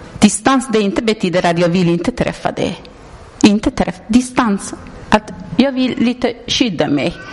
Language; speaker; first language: Swedish; non-native, learner; Persian